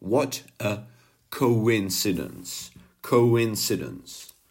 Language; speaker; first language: English; non-native, fluent; Czech